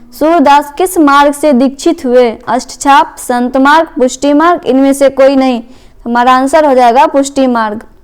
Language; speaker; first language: Hindi; native; Hindi